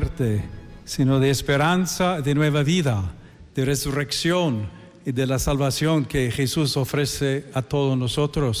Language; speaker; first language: Spanish; non-native, fluent; English